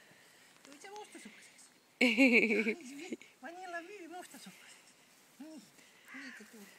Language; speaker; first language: Finnish; native; Finnish